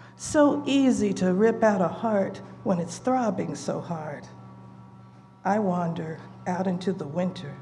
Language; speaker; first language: English; native; English